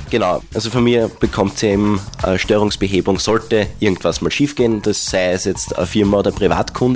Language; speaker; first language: German; native; German